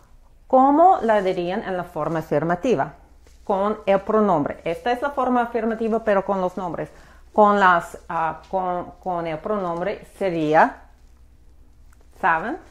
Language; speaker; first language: Spanish; non-native, fluent; English